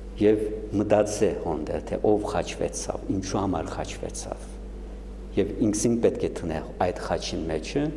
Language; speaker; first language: Armenian; native; Armenian